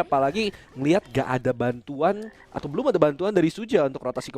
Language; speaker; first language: Indonesian; native; Indonesian